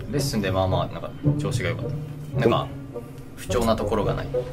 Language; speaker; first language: Japanese; native; Japanese